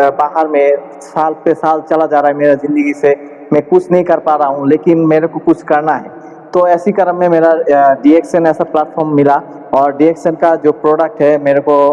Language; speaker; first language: Hindi; non-native, learner; Bangla